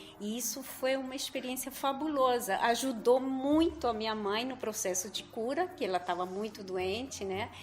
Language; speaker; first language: Portuguese; non-native, fluent; Spanish